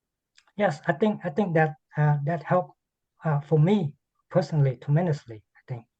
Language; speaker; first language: English; non-native, learner; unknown